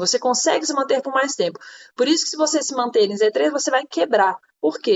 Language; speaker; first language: Portuguese; native; Portuguese